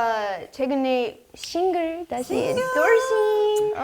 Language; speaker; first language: Korean; non-native, learner; English